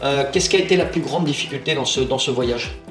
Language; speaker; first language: French; native; French